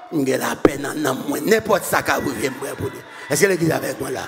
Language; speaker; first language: French; non-native, local second language; Haitian Creole